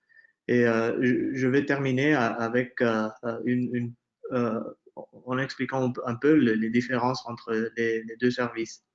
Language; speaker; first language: French; non-native, fluent; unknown